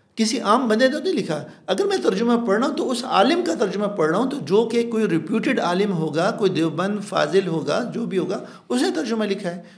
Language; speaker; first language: Urdu; non-native, local second language; Pashto